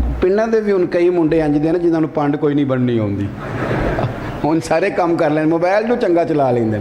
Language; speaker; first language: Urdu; non-native, local second language; Punjabi